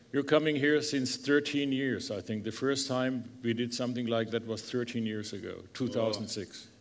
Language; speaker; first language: English; non-native, fluent; German